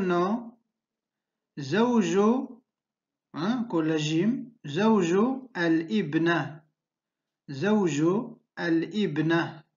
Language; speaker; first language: Spanish; non-native, fluent; Arabic